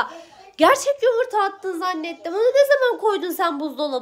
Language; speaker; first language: Turkish; native; Turkish